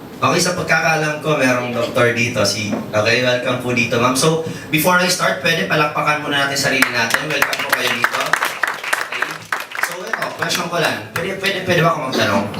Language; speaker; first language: Filipino; non-native, local second language; Waray